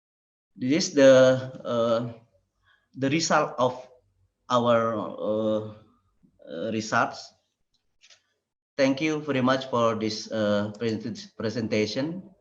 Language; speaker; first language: English; non-native, learner; Indonesian